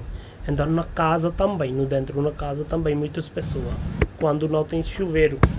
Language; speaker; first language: Portuguese; non-native, learner; Hindi